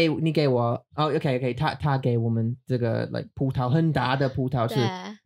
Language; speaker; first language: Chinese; non-native, learner; English